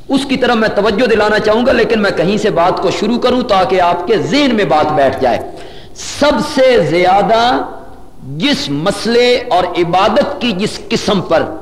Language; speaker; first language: Urdu; non-native, local second language; Punjabi